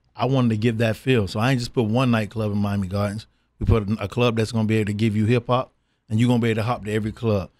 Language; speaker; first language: English; native; English